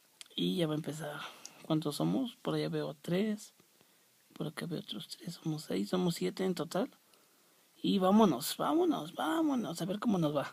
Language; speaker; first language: Spanish; native; Spanish